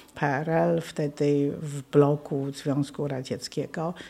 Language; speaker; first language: Polish; non-native, fluent; Chinese